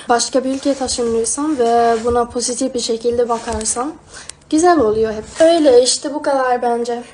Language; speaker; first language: Turkish; non-native, fluent; Swedish